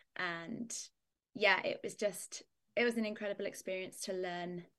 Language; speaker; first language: English; native; English